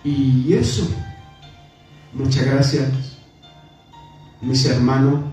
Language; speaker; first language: Spanish; non-native, fluent; Haitian Creole